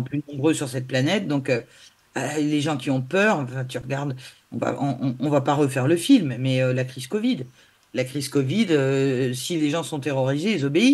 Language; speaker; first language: French; native; French